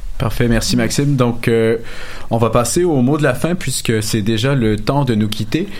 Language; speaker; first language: French; native; French